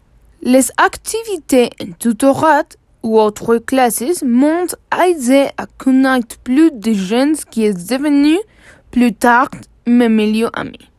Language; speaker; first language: French; non-native, learner; Spanish